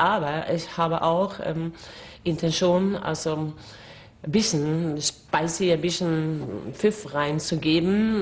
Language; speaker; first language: German; non-native, fluent; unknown